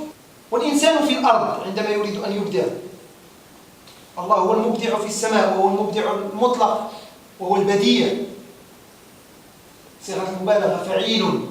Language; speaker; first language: Arabic; native; Arabic